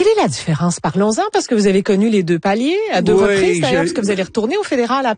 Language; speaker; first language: French; native; French